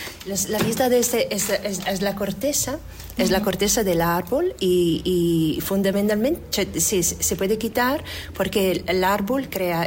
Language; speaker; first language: Spanish; non-native, fluent; Italian